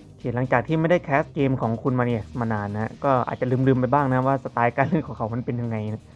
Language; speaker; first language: Thai; native; Thai